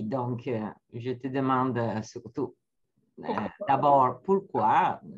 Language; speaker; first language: French; non-native, fluent; Italian